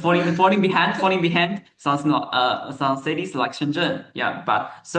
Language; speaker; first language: English; non-native, learner; Chinese